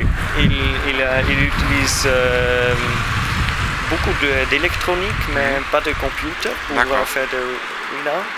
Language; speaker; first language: French; non-native, learner; German